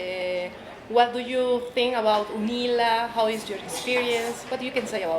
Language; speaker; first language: English; non-native, learner; Spanish